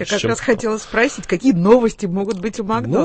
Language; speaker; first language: Russian; native; Russian